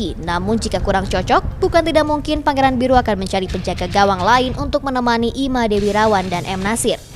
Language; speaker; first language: Indonesian; native; Indonesian